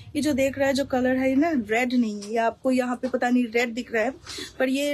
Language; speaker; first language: Hindi; non-native, local second language; Bangla